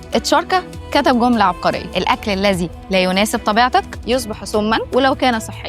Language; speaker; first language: Arabic; native; Arabic